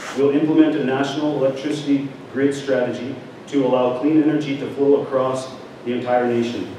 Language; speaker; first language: English; native; English